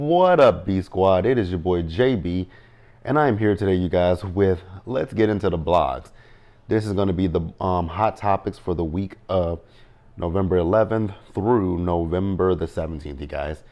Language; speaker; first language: English; native; English